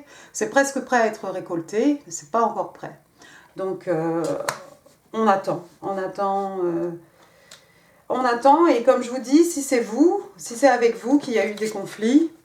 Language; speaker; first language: French; native; French